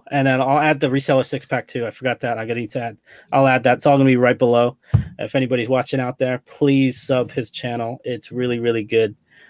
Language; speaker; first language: English; native; English